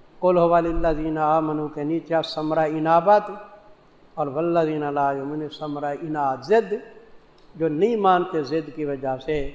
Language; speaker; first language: Urdu; non-native, local second language; Punjabi